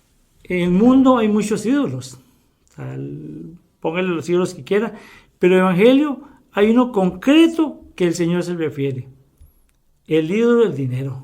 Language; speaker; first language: Spanish; native; Spanish